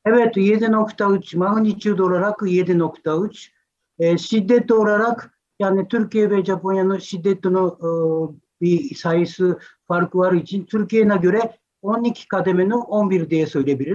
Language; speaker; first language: Turkish; non-native, fluent; Japanese